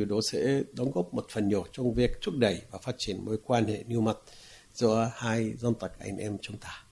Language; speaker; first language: Vietnamese; non-native, fluent; Arabic